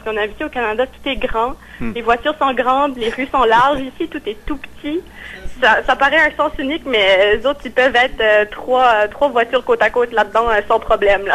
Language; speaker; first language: French; native; French